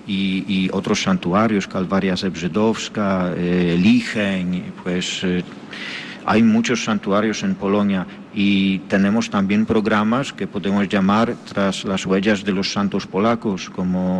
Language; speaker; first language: Spanish; non-native, fluent; Polish